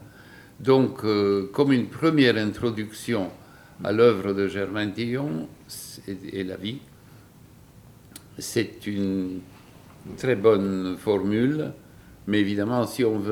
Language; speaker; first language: French; non-native, fluent; Bulgarian